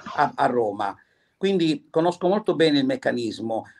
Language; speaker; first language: Italian; native; Italian